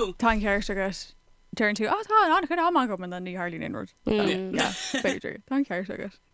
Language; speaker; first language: Irish; non-native, local second language; English